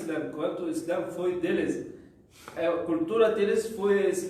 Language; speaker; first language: Portuguese; non-native, learner; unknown